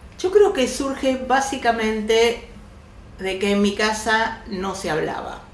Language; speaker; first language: Spanish; early bilingual, other home language; Yiddish